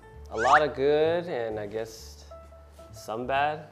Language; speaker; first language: English; early bilingual, other home language; Chinese